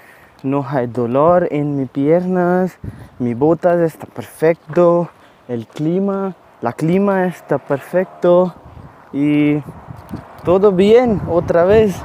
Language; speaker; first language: Spanish; non-native, learner; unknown